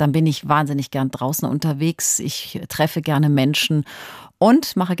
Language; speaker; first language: German; native; German